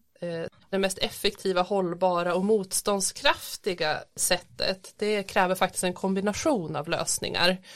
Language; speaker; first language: Swedish; native; Swedish